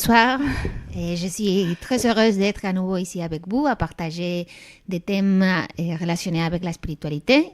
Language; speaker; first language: French; non-native, fluent; Spanish